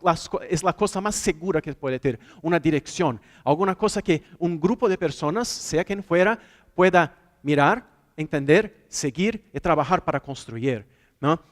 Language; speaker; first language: Spanish; non-native, fluent; Portuguese